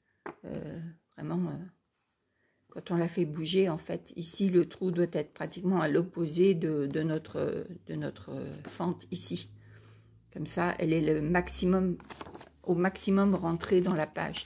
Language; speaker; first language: French; native; French